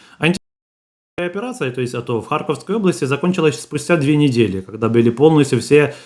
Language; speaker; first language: Russian; native; Russian